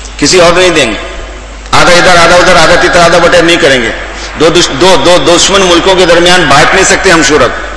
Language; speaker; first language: Hindi; native; Hindi